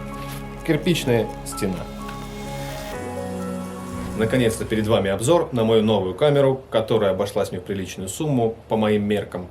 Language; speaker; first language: Russian; native; Russian